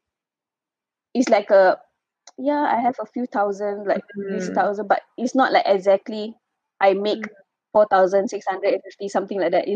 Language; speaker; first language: English; non-native, local second language; Malay